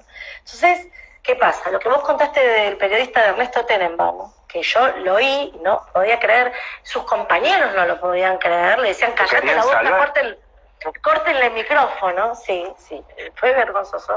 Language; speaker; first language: Spanish; native; Spanish